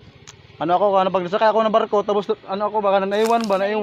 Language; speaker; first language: Filipino; non-native, local second language; Cebuano